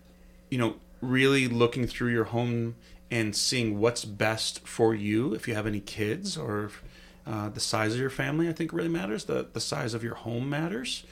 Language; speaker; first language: English; native; English